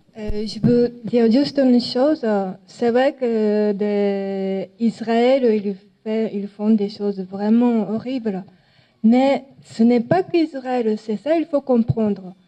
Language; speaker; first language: French; non-native, learner; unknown